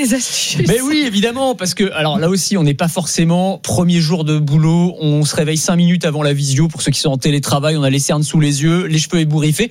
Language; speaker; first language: French; native; French